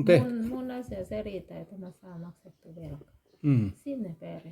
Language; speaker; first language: Finnish; non-native, learner; Thai